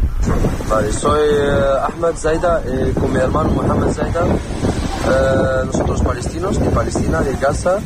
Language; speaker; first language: Spanish; non-native, learner; Arabic